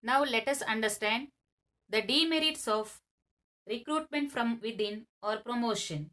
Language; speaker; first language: English; non-native, local second language; Kannada